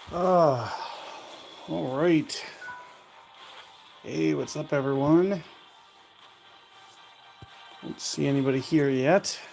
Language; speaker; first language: English; native; English